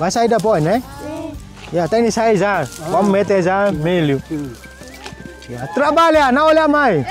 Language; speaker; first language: Portuguese; non-native, learner; Vietnamese